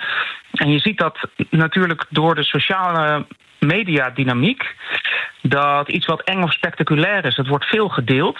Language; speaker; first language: Dutch; native; Dutch